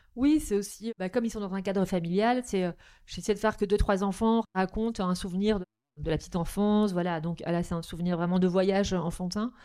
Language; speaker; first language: French; native; French